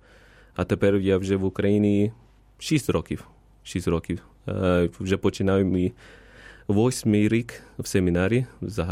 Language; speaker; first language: Ukrainian; non-native, fluent; Spanish